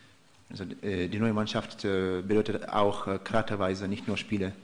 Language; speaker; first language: German; non-native, fluent; Russian